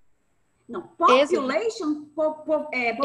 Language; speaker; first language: Portuguese; native; Portuguese